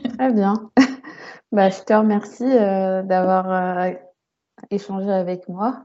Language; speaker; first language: French; native; French